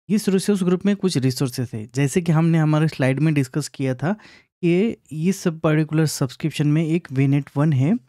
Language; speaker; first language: Hindi; non-native, local second language; Marathi